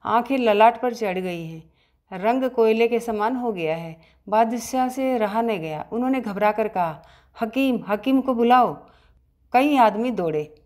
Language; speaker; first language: Hindi; native; Hindi